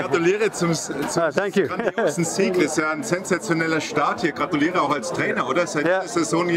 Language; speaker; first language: German; native; German